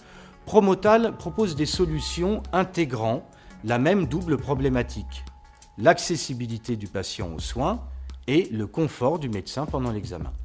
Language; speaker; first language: French; native; French